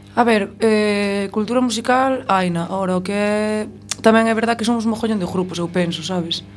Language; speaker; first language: Galician; native; Galician